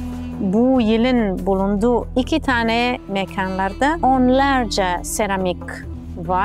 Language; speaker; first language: Turkish; non-native, fluent; Italian